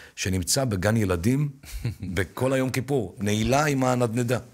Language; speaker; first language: Hebrew; native; Hebrew